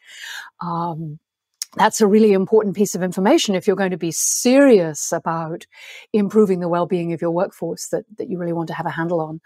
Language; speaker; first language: English; native; English